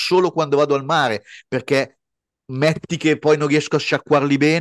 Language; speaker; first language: Italian; native; Italian